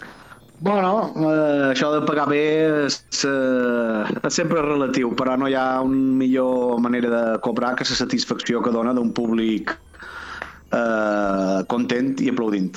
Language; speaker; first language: Catalan; native; Catalan